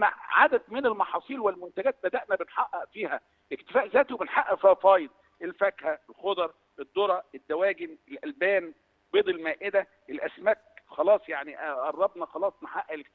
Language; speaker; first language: Arabic; native; Arabic